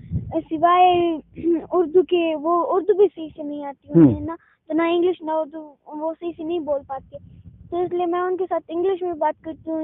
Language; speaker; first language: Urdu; non-native, local second language; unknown